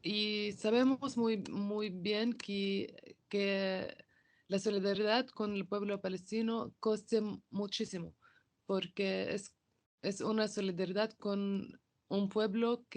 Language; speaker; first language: Spanish; non-native, local second language; Arabic